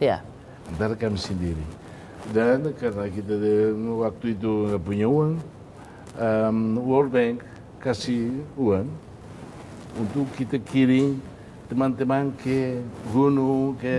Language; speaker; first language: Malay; non-native, fluent; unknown